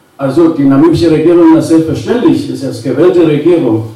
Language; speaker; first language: German; non-native, fluent; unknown